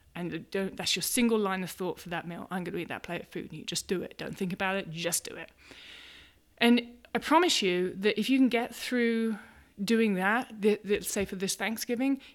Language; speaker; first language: English; native; English